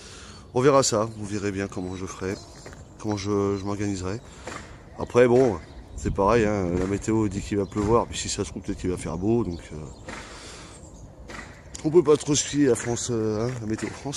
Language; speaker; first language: French; native; French